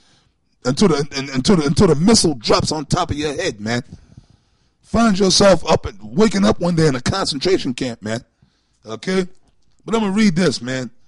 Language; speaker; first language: English; native; English